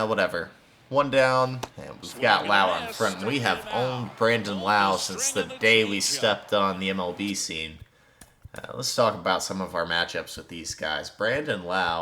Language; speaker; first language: English; native; English